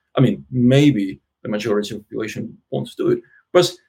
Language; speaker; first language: English; non-native, fluent; Russian